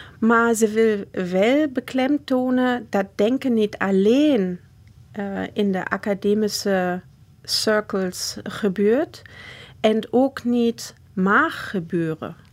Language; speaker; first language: Dutch; non-native, fluent; German